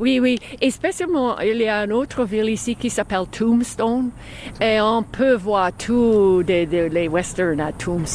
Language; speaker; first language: French; non-native, fluent; English